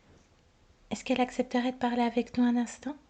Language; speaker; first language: French; native; French